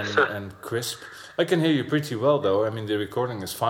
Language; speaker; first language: English; non-native, fluent; Dutch